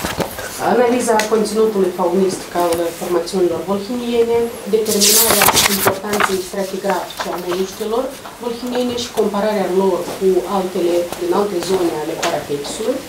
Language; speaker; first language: Romanian; native; Romanian